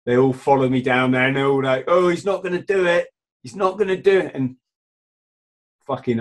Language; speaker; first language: English; native; English